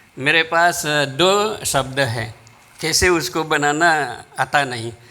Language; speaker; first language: Hindi; non-native, fluent; Balinese